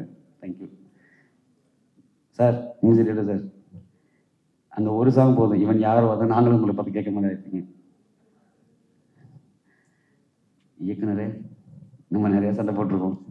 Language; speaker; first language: Tamil; native; Tamil